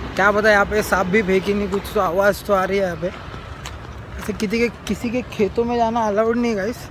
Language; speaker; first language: Hindi; non-native, local second language; Marathi